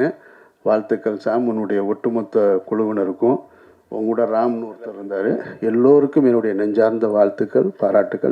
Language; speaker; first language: Tamil; native; Tamil